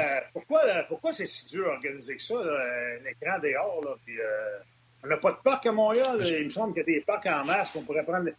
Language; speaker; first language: French; native; French